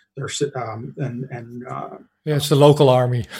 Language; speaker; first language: English; non-native, fluent; Dutch